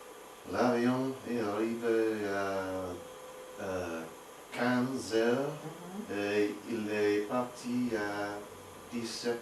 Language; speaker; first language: French; non-native, learner; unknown